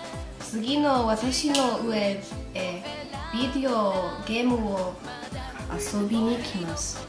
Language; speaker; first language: Japanese; non-native, learner; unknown